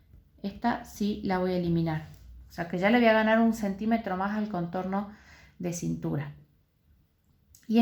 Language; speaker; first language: Spanish; native; Spanish